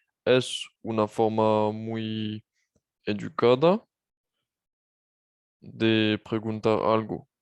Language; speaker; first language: Spanish; non-native, learner; French